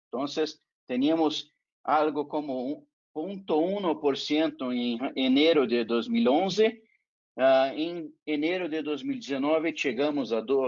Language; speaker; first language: Spanish; non-native, fluent; Portuguese